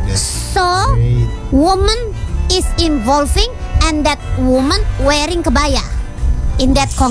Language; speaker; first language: English; non-native, learner; Indonesian